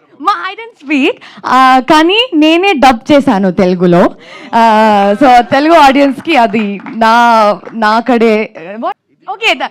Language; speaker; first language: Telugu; non-native, learner; Kannada